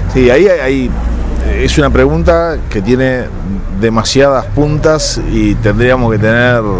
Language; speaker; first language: Spanish; native; Spanish